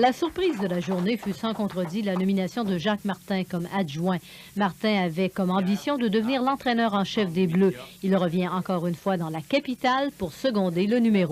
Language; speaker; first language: French; native; French